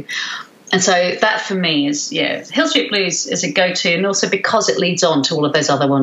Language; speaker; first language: English; native; English